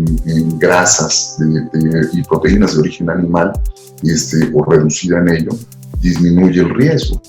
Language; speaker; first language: Spanish; native; Spanish